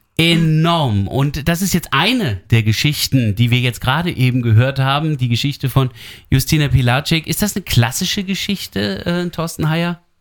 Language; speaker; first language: German; native; German